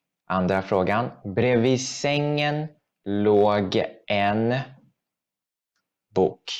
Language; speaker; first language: Swedish; non-native, fluent; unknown